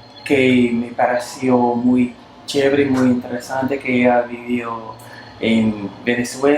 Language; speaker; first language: Spanish; non-native, learner; English